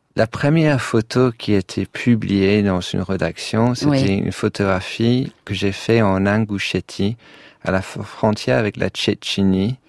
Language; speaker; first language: French; non-native, fluent; English